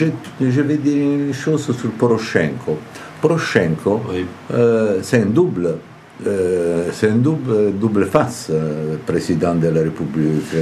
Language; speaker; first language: French; non-native, fluent; Italian